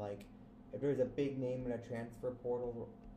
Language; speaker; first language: English; native; English